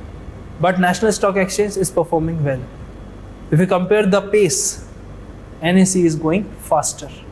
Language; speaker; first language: English; non-native, local second language; Hindi